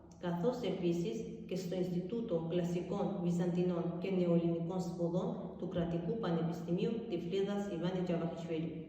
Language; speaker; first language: Greek; non-native, fluent; Georgian